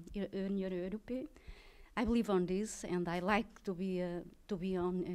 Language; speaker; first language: English; non-native, learner; Portuguese